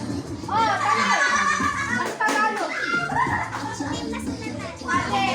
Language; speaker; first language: Filipino; non-native, local second language; Cebuano